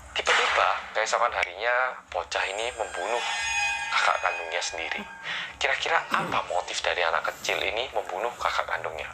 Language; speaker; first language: Indonesian; non-native, fluent; Korean